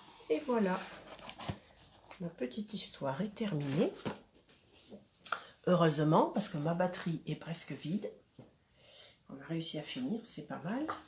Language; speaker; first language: French; native; French